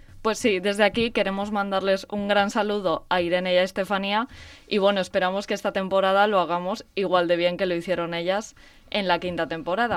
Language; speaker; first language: Spanish; native; Spanish